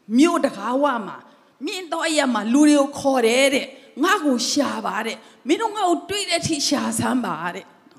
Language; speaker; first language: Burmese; non-native, local second language; Tedim Chin